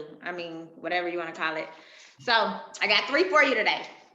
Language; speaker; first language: English; native; English